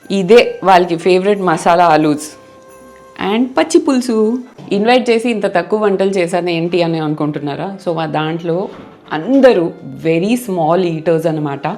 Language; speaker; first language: Telugu; native; Telugu